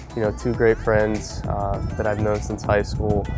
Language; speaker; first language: English; native; English